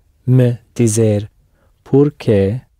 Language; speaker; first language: Portuguese; non-native, learner; English